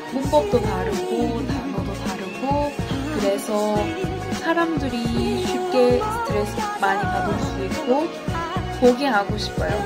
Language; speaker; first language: Korean; non-native, fluent; Spanish